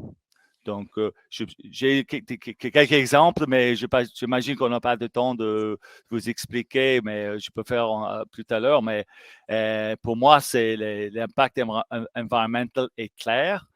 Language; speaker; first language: French; non-native, fluent; English